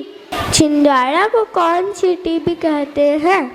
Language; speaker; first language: Hindi; native; Hindi